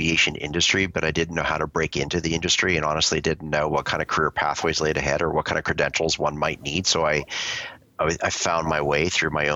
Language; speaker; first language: English; native; English